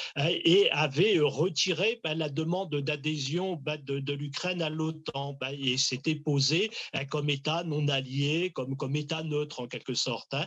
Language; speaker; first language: French; native; French